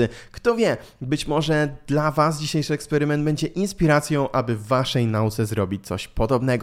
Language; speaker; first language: Polish; native; Polish